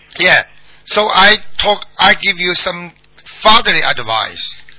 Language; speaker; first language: English; non-native, learner; Chinese